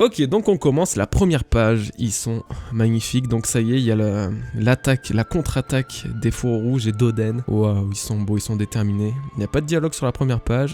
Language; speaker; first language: French; native; French